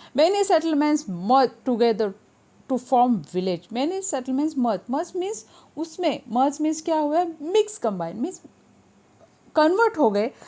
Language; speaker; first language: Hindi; non-native, local second language; Marathi